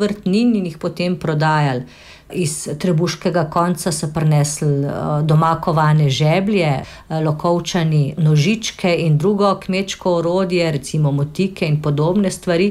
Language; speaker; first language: Slovenian; native; Slovenian